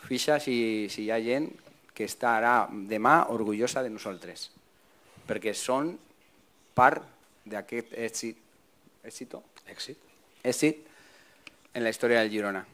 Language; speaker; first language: Catalan; non-native, learner; Spanish